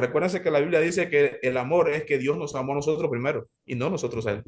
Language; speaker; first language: Spanish; native; Spanish